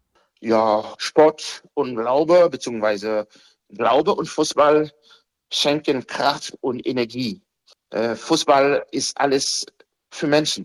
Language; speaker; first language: German; non-native, fluent; Haitian Creole